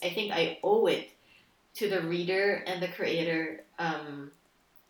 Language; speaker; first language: English; non-native, local second language; Filipino